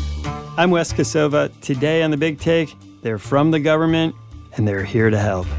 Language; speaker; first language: English; native; English